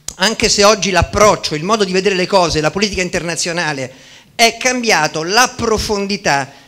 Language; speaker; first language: Italian; native; Italian